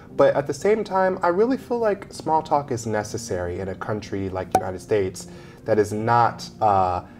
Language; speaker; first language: English; native; English